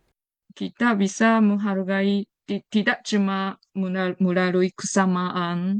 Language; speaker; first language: Indonesian; non-native, fluent; Japanese